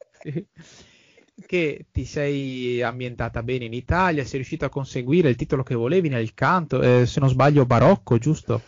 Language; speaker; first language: Italian; native; Italian